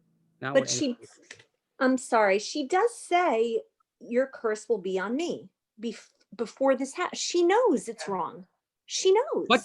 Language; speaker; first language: English; native; English